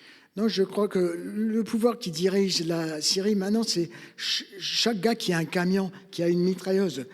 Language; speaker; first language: French; non-native, fluent; English